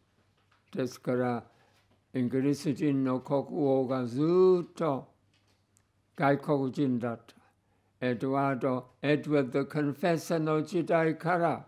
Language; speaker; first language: Japanese; non-native, fluent; English